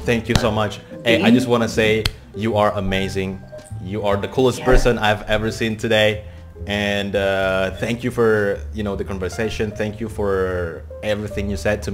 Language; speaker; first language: English; non-native, fluent; Indonesian